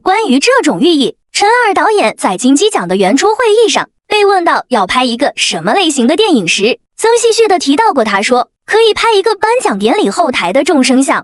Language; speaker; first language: Chinese; native; Chinese